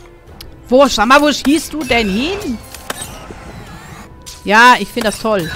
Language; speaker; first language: German; native; German